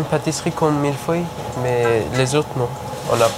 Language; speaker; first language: French; non-native, learner; Persian